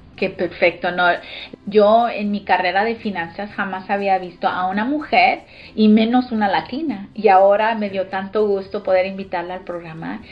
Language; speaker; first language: Spanish; early bilingual, heritage; Spanish